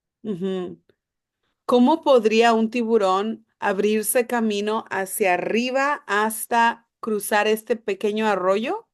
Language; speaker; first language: Spanish; non-native, fluent; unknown